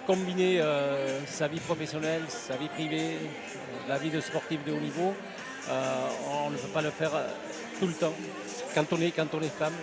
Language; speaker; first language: French; native; French